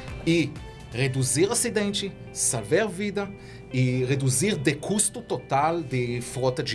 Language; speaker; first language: Portuguese; non-native, learner; Hebrew